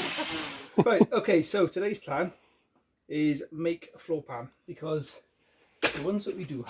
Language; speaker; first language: English; native; English